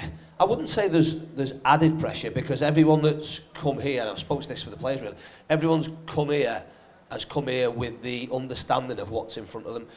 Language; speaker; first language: English; native; English